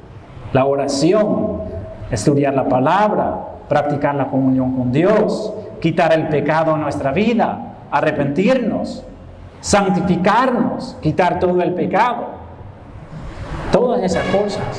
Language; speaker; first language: Spanish; non-native, fluent; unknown